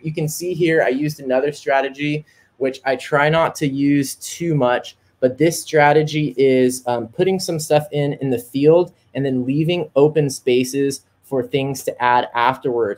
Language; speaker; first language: English; native; English